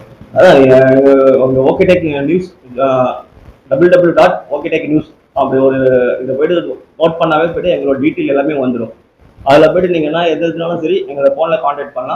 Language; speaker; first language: Tamil; native; Tamil